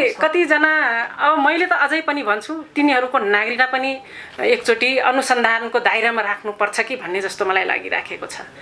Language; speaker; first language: Nepali; non-native, local second language; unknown